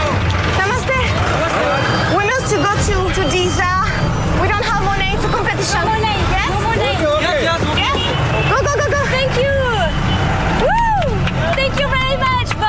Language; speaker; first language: English; non-native, learner; French